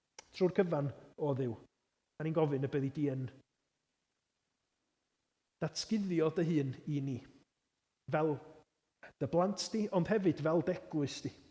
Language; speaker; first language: Welsh; native; Welsh